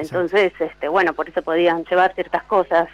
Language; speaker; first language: Spanish; native; Spanish